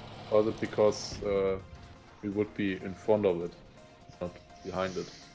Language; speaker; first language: English; non-native, fluent; German